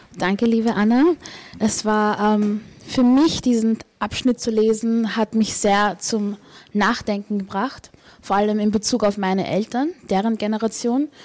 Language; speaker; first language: German; native; German